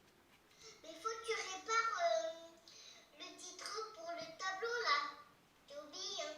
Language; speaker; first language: French; native; French